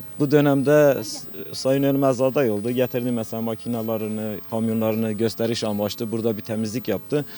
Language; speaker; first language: Turkish; non-native, local second language; Kurdish